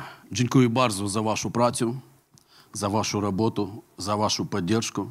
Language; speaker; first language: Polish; non-native, learner; Russian